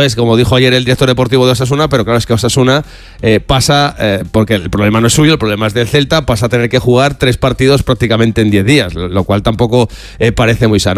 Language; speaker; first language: Spanish; native; Spanish